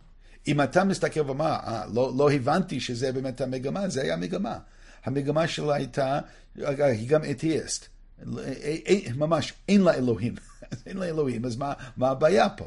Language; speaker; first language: Hebrew; non-native, fluent; English